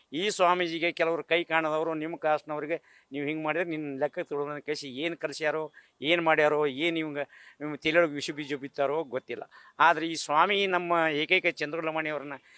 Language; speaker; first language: Kannada; non-native, local second language; Lambadi